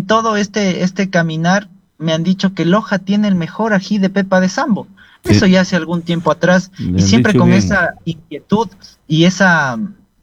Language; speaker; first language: Spanish; native; Spanish